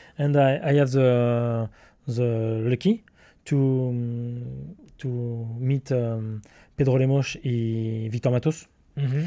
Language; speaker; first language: English; non-native, learner; French